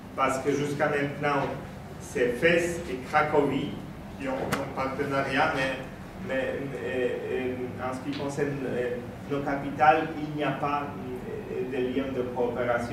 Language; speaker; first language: French; non-native, fluent; Polish